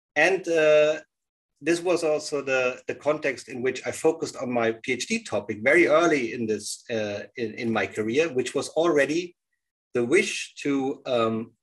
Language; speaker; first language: English; non-native, fluent; German